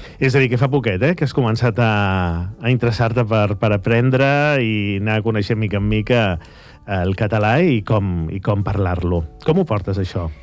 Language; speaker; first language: Catalan; native; Catalan